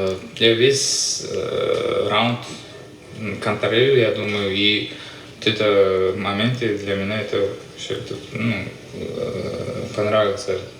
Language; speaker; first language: Russian; non-native, local second language; Uzbek